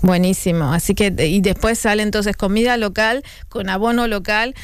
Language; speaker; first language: Spanish; native; Spanish